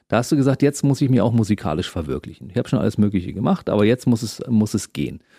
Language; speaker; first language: German; native; German